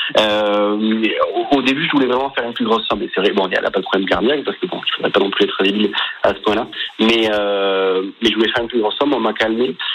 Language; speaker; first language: French; native; French